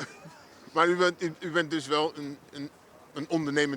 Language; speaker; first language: Dutch; native; Dutch